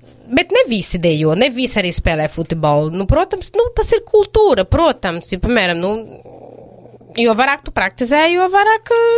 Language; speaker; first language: Latvian; non-native, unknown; Portuguese